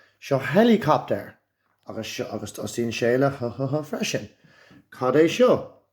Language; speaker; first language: Irish; non-native, local second language; English